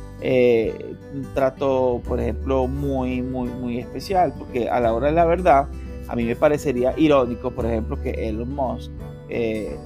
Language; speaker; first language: Spanish; native; Spanish